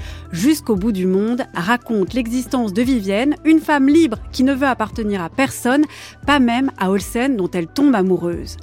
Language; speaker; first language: French; native; French